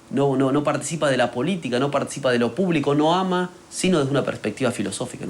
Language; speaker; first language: Spanish; native; Spanish